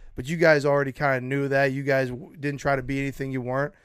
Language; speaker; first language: English; native; English